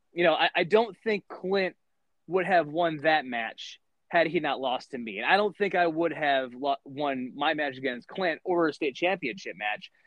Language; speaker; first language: English; native; English